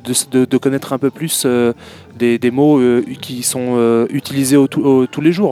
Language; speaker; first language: French; native; French